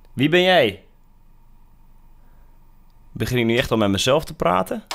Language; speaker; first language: Dutch; native; Dutch